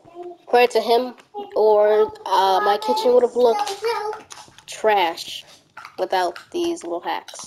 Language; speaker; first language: English; native; English